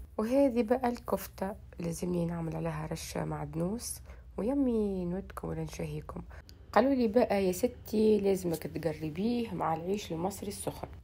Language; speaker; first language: Arabic; native; Arabic